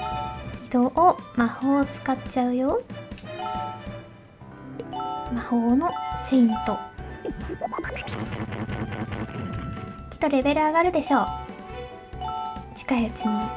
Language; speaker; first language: Japanese; native; Japanese